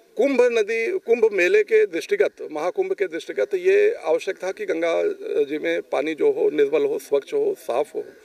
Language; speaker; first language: Hindi; native; Hindi